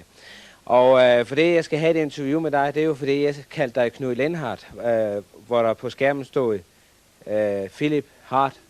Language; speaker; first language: Danish; native; Danish